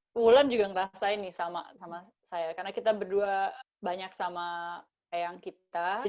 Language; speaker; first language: Indonesian; native; Indonesian